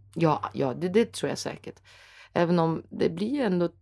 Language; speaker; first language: Swedish; non-native, fluent; German